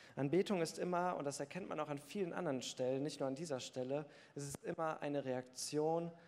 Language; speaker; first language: German; native; German